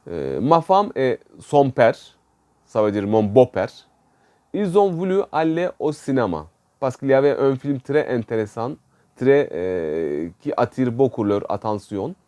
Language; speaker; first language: French; non-native, fluent; Turkish